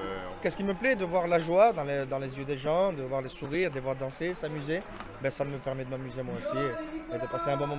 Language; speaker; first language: French; native; French